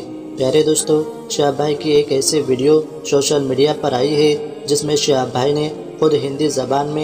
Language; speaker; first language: Hindi; native; Hindi